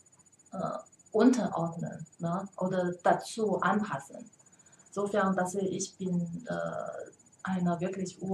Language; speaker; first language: German; non-native, learner; Chinese